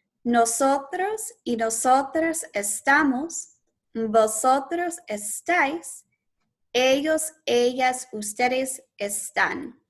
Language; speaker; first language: Spanish; non-native, fluent; English